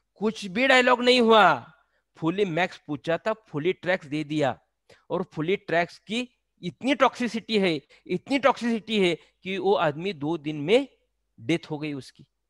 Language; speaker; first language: Hindi; non-native, local second language; Marathi